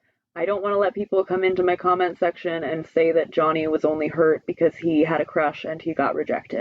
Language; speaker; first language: English; native; English